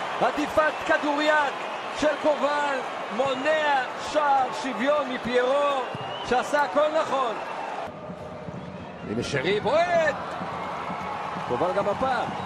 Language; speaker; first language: Hebrew; native; Hebrew